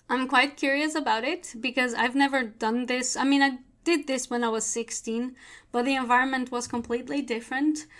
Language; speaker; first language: English; non-native, fluent; Portuguese